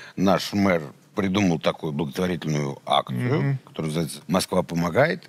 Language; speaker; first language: Russian; native; Russian